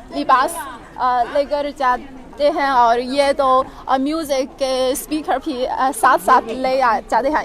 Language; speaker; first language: Urdu; non-native, fluent; Chinese